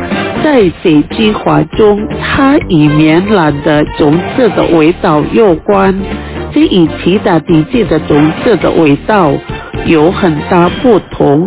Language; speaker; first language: Chinese; early bilingual, heritage; Chinese